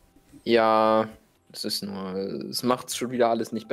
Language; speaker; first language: German; native; German